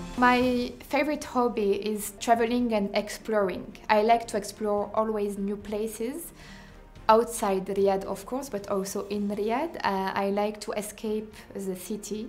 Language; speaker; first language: English; non-native, fluent; French